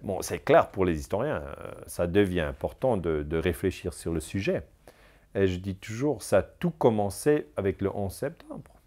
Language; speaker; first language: French; non-native, local second language; German